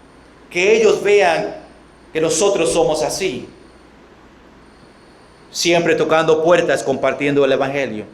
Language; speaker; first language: Spanish; non-native, fluent; English